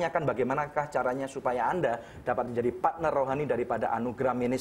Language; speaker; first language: Indonesian; native; Indonesian